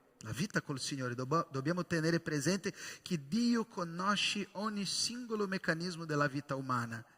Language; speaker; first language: Italian; non-native, fluent; Portuguese